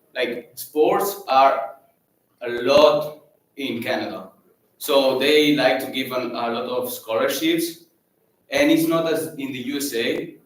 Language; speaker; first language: English; non-native, fluent; Catalan